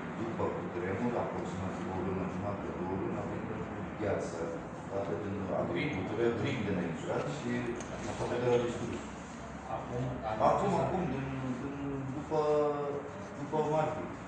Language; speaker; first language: Romanian; non-native, learner; Turkish